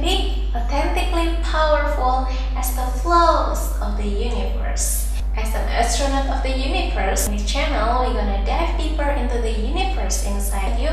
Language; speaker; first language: English; non-native, fluent; Indonesian